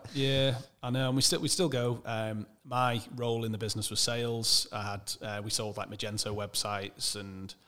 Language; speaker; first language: English; native; English